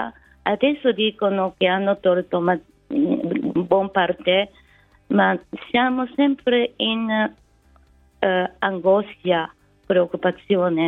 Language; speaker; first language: Italian; non-native, fluent; Japanese